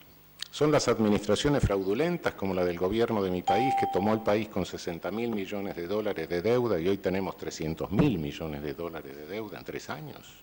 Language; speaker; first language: Spanish; native; Spanish